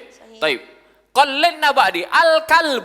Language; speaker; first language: Arabic; non-native, fluent; Indonesian